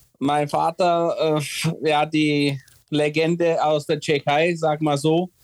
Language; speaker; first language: German; early bilingual, other home language; Czech